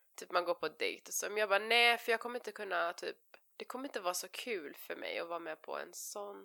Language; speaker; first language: Swedish; early bilingual, other home language; Persian